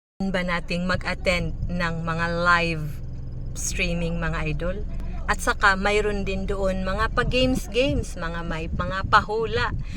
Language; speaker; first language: Filipino; non-native, local second language; Cebuano